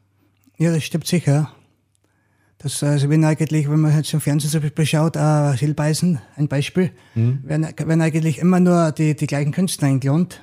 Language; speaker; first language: German; native; German